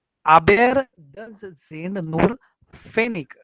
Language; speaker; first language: German; non-native, fluent; Marathi